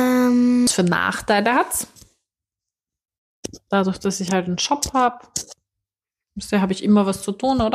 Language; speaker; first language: German; native; German